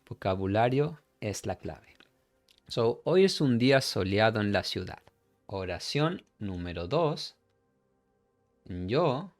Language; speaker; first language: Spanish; non-native, fluent; English